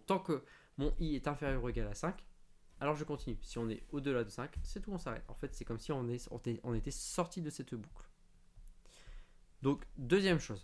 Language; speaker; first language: French; native; French